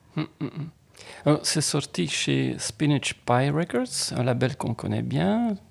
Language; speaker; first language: French; native; French